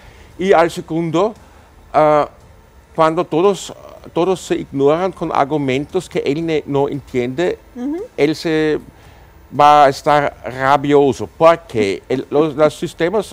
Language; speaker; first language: Spanish; non-native, fluent; German